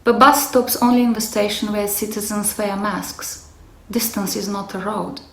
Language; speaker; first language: English; non-native, fluent; Romanian